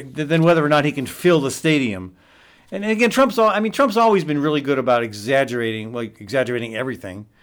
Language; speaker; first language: English; native; English